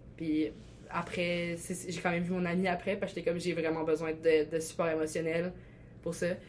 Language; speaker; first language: French; early bilingual, other home language; Albanian